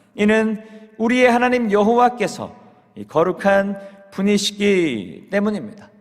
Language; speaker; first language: Korean; native; Korean